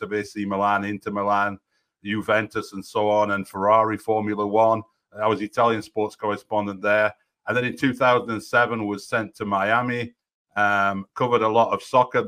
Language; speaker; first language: English; native; English